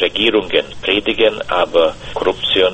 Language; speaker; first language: German; non-native, fluent; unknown